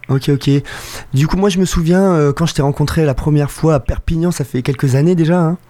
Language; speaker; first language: French; native; French